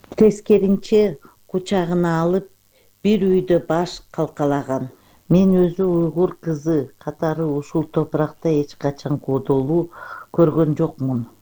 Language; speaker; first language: Kyrgyz; non-native, local second language; Uyghur